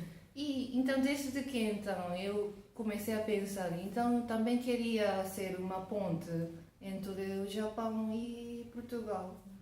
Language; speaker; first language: Portuguese; non-native, fluent; Japanese